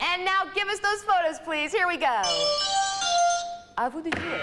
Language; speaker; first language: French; non-native, fluent; English